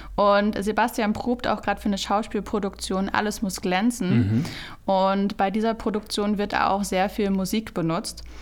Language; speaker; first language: German; native; German